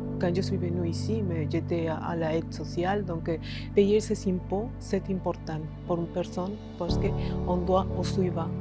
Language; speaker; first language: French; non-native, learner; Spanish